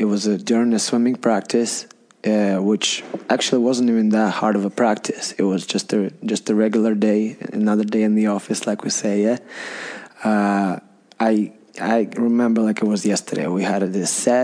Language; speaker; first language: English; non-native, fluent; Russian